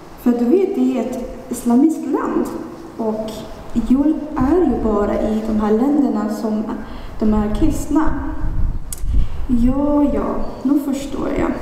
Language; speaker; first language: Swedish; non-native, fluent; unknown